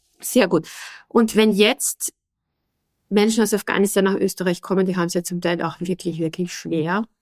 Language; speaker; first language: German; native; German